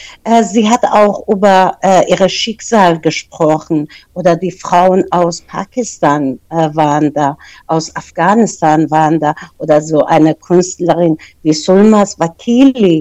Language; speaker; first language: German; non-native, fluent; Persian